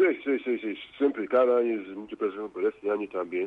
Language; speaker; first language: Spanish; non-native, fluent; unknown